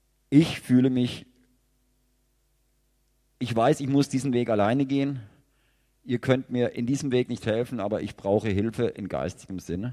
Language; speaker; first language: German; native; German